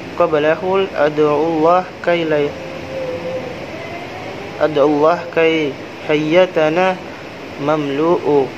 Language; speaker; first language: Arabic; non-native, learner; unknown